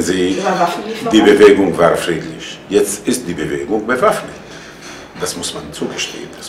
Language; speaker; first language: German; non-native, fluent; Arabic